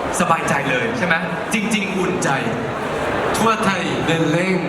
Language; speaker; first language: Thai; native; Thai